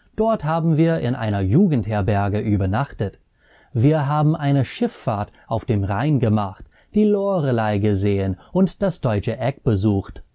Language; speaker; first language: German; non-native, fluent; English